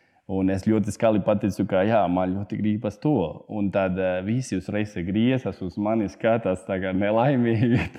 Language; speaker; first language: Latvian; non-native, fluent; Spanish